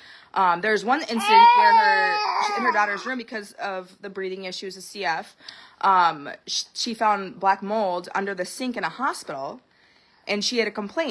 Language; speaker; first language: English; native; English